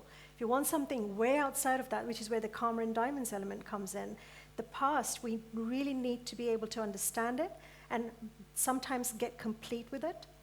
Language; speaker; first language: English; early bilingual, other home language; Gujarati